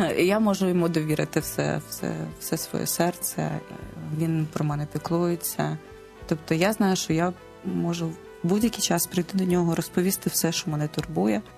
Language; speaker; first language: Ukrainian; non-native, local second language; Russian